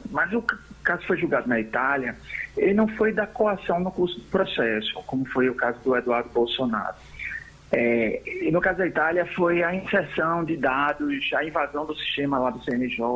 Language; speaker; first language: Portuguese; native; Portuguese